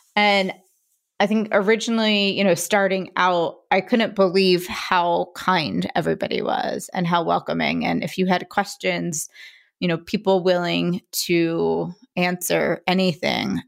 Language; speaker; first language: English; native; English